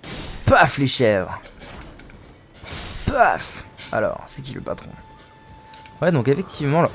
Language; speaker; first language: French; native; French